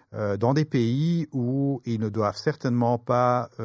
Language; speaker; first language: French; native; French